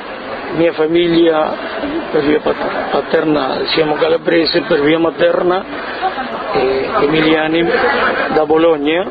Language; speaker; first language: Italian; early bilingual, heritage; Italian